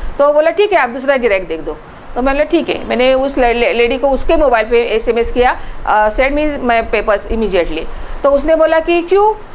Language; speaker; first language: Hindi; non-native, local second language; Marathi